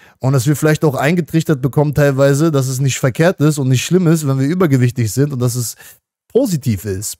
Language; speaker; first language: German; native; German